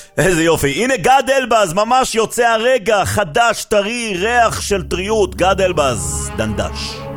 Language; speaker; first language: Hebrew; native; Hebrew